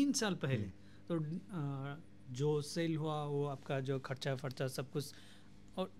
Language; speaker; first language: Hindi; non-native, learner; Bangla